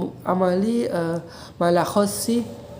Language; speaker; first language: Arabic; non-native, learner; Indonesian